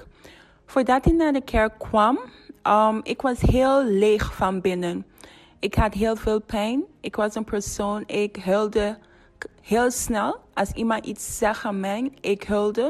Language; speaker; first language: Dutch; non-native, fluent; English